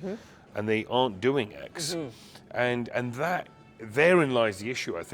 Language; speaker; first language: English; native; English